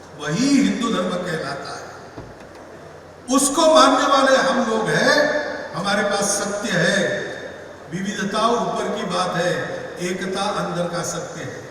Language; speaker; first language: Hindi; non-native, local second language; Marathi